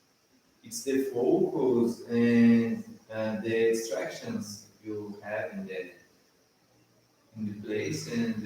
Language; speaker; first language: English; non-native, learner; Portuguese